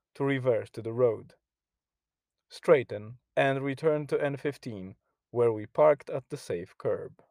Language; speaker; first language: English; non-native, fluent; Polish